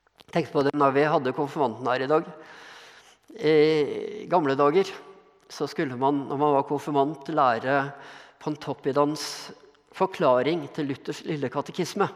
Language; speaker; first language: Norwegian; native; Norwegian